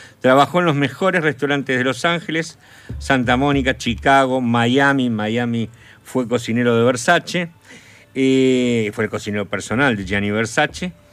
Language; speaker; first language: Spanish; native; Spanish